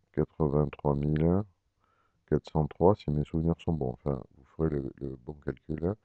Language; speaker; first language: French; native; French